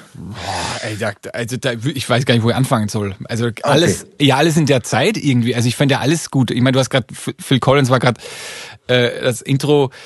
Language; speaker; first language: German; native; German